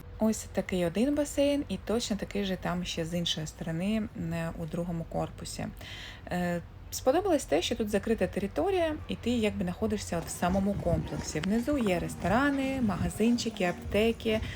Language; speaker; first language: Ukrainian; native; Ukrainian